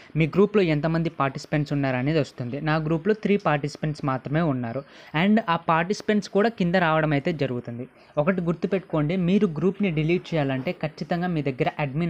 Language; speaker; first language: Telugu; native; Telugu